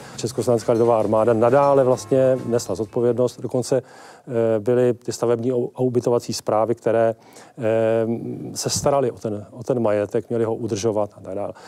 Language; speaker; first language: Czech; native; Czech